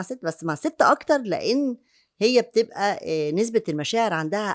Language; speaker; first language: Arabic; native; Arabic